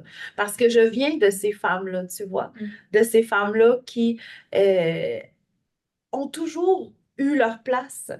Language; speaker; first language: French; native; French